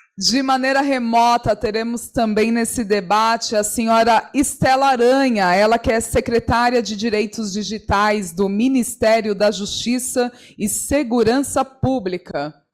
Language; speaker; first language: Portuguese; native; Portuguese